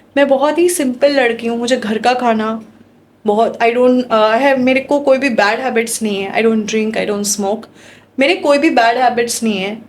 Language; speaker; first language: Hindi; non-native, local second language; Marathi